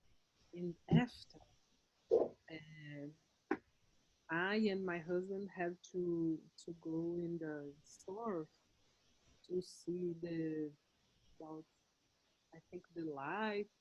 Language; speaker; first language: English; non-native, learner; Portuguese